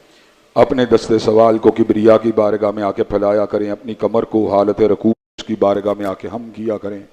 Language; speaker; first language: Urdu; native; Urdu